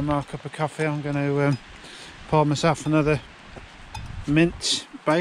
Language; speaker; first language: English; native; English